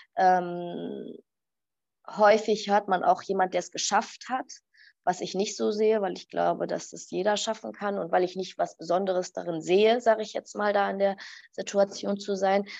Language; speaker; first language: German; early bilingual, other home language; Arabic